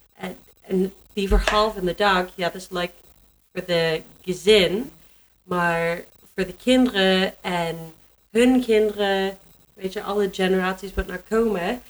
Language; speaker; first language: Dutch; non-native, learner; English